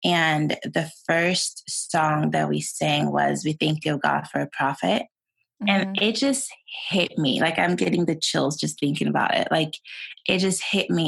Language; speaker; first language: English; non-native, fluent; Swedish